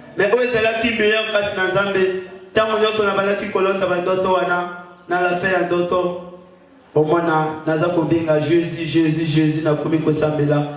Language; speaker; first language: Lingala; native; Lingala